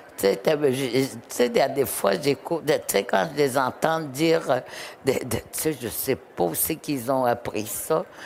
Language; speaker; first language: French; non-native, local second language; Innu-aimun